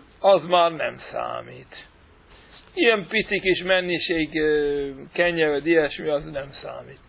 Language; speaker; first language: Hungarian; non-native, fluent; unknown